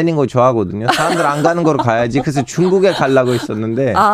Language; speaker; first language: Korean; non-native, fluent; Turkish